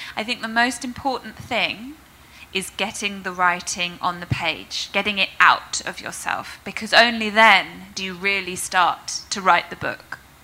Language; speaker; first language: English; native; English